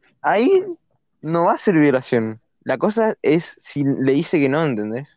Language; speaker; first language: Spanish; native; Spanish